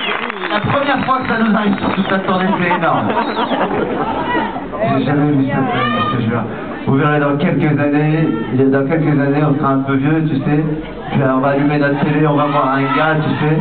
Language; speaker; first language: French; native; French